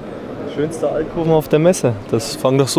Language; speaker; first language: German; native; German